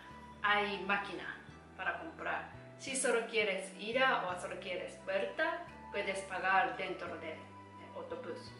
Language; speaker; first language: Spanish; non-native, learner; Japanese